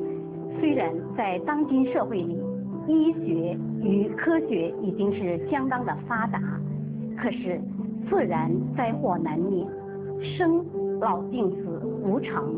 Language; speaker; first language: Chinese; native; Chinese